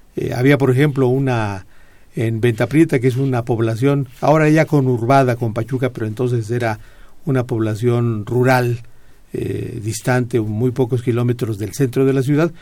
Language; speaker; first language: Spanish; native; Spanish